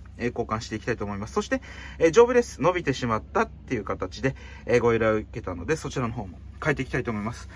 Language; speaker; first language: Japanese; native; Japanese